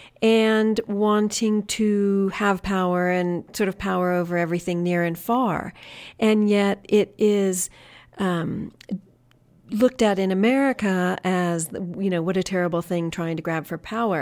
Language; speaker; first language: English; native; English